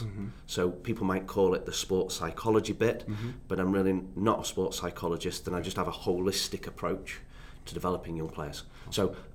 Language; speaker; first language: English; native; English